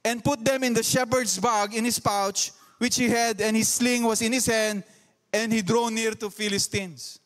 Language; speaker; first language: English; non-native, local second language; Filipino